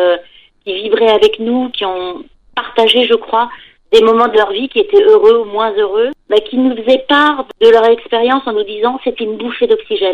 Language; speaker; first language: French; native; French